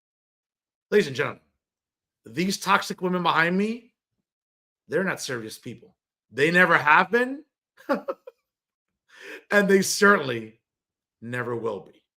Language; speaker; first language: English; native; English